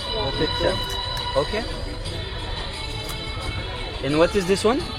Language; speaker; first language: English; non-native, learner; French